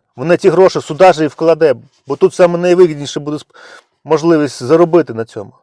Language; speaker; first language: Ukrainian; native; Ukrainian